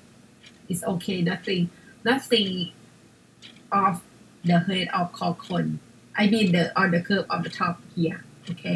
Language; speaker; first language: English; non-native, fluent; Thai